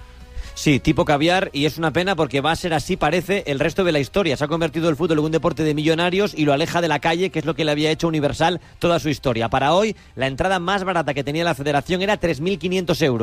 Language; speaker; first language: Spanish; native; Spanish